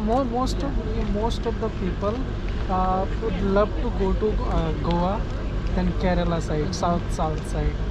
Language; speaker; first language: English; non-native, local second language; Hindi